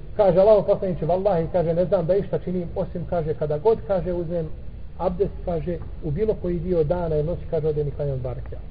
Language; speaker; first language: Bosnian; native; Bosnian